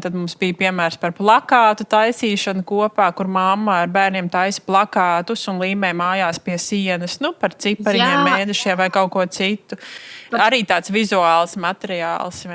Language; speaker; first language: Latvian; native; Latvian